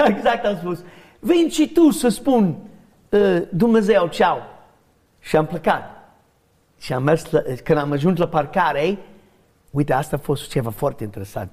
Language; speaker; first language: Romanian; non-native, learner; English